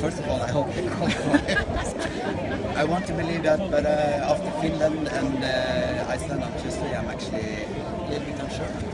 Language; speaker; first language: English; non-native, learner; Spanish